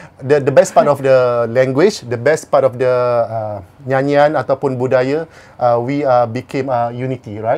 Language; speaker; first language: English; non-native, local second language; Malay